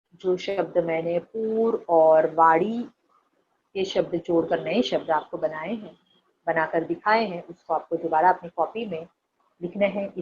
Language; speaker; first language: Hindi; non-native, local second language; Marathi